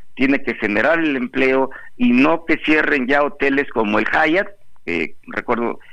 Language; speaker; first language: Spanish; native; Spanish